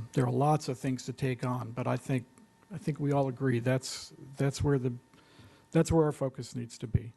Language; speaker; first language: English; native; English